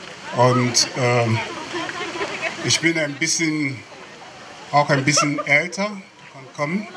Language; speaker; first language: German; non-native, fluent; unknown